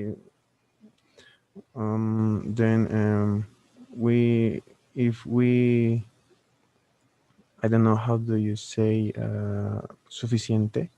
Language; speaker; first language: English; non-native, learner; Spanish